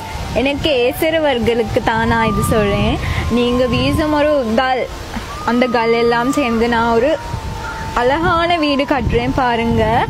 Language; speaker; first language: Tamil; non-native, local second language; Sinhala